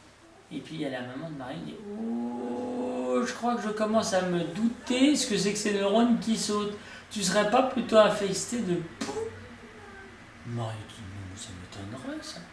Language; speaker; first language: French; native; French